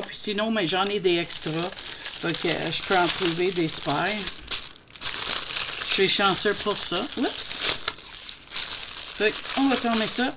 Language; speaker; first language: French; native; French